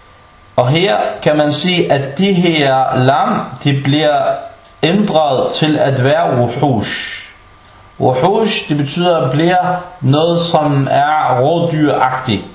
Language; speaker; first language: Danish; early bilingual, other home language; Arabic